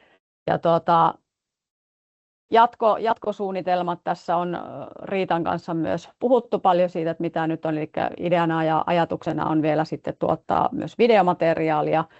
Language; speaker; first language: Finnish; native; Finnish